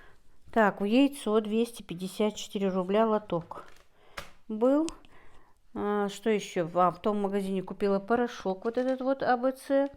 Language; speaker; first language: Russian; non-native, local second language; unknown